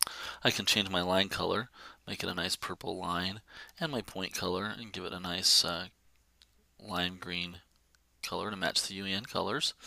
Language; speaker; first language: English; native; English